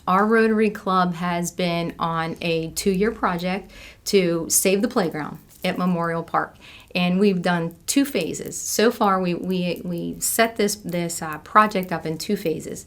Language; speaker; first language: English; native; English